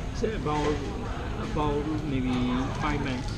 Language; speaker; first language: English; non-native, learner; Burmese